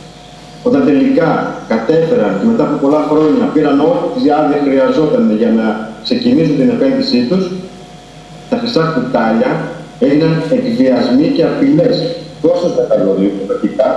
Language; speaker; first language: Greek; native; Greek